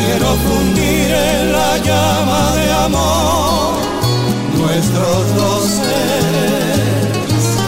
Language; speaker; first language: Spanish; native; Spanish